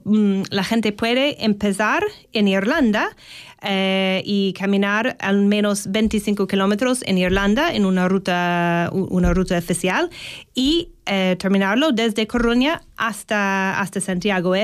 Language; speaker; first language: Spanish; non-native, learner; English